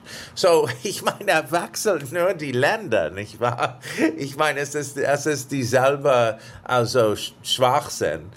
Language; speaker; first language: German; non-native, fluent; English